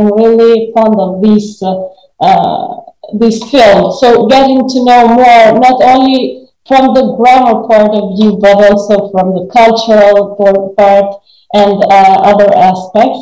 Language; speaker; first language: English; non-native, fluent; Albanian